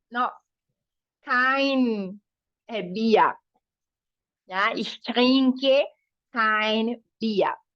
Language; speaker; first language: German; non-native, fluent; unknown